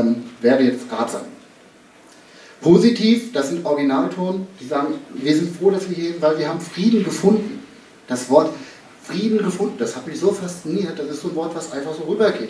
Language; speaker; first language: German; native; German